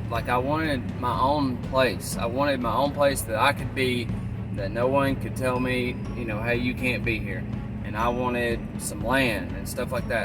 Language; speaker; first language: English; native; English